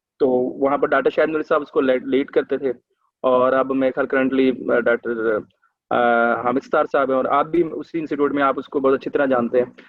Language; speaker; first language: Urdu; non-native, local second language; Punjabi